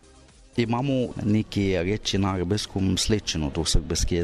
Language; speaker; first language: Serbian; non-native, learner; Arabic